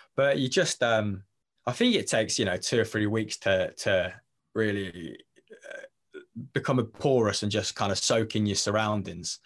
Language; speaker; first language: English; native; English